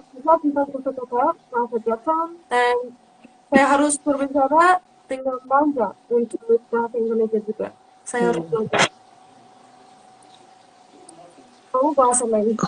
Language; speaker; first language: Indonesian; non-native, learner; Turkish